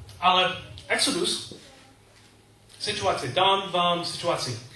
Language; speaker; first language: Czech; non-native, learner; English